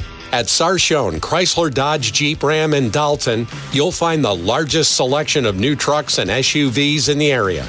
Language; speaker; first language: English; native; English